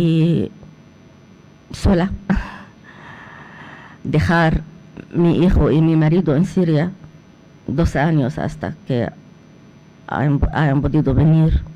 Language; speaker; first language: Spanish; non-native, fluent; Arabic